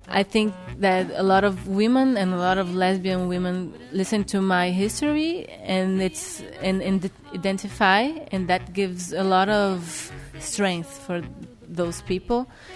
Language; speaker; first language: English; non-native, fluent; Portuguese